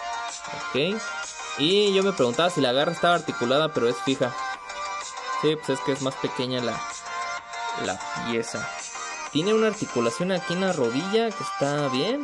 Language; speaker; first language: Spanish; native; Spanish